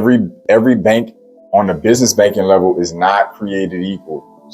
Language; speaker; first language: English; native; English